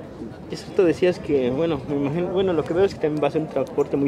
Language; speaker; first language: Spanish; native; Spanish